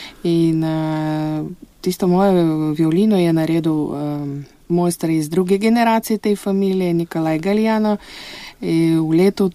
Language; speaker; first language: Slovenian; non-native, fluent; Russian